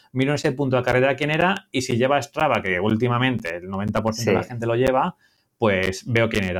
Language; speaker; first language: Spanish; native; Spanish